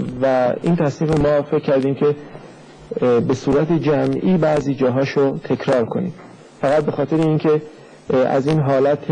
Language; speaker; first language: Persian; native; Persian